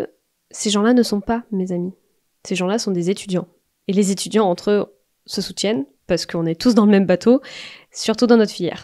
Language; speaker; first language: French; native; French